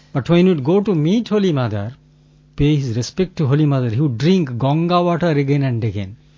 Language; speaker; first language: English; non-native, local second language; Bangla